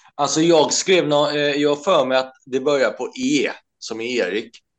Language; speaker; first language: Swedish; native; Swedish